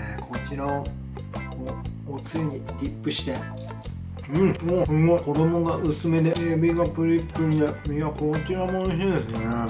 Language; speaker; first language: Japanese; native; Japanese